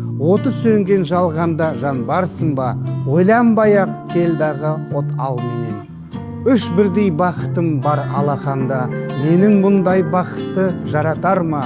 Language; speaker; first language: Kazakh; native; Kazakh